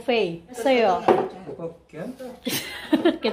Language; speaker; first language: Korean; non-native, learner; Cebuano